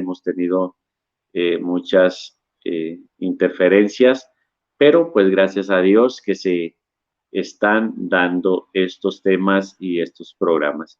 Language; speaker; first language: Spanish; native; Spanish